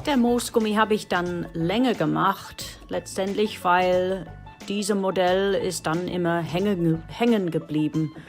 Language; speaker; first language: German; non-native, fluent; English